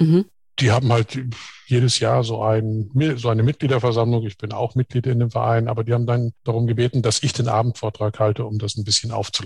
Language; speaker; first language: German; native; German